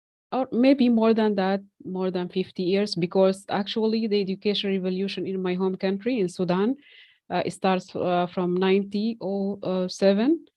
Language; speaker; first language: English; non-native, fluent; Arabic